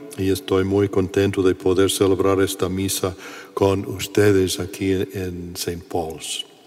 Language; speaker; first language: Spanish; non-native, fluent; English